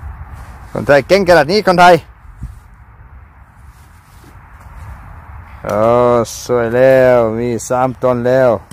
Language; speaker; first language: Thai; non-native, learner; Greek